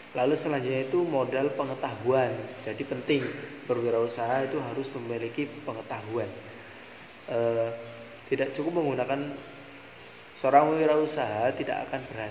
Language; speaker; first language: Indonesian; native; Indonesian